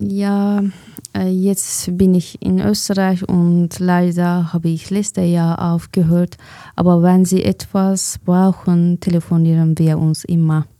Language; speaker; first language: German; non-native, fluent; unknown